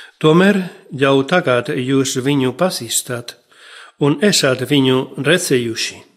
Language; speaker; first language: Latvian; non-native, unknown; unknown